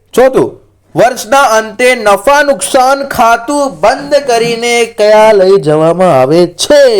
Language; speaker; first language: Gujarati; non-native, local second language; Marathi